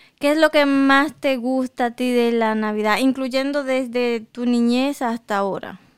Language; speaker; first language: Spanish; native; Spanish